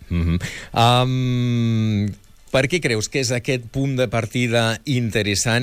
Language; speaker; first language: Catalan; native; Catalan